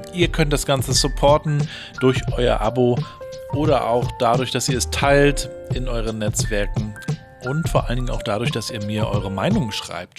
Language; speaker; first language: German; native; German